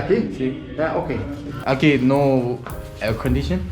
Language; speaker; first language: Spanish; non-native, learner; Korean